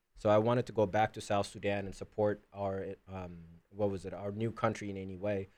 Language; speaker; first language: English; early bilingual, other home language; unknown